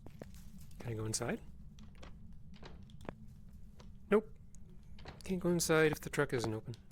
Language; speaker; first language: English; native; English